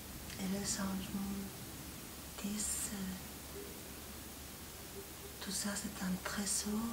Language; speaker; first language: French; non-native, fluent; Spanish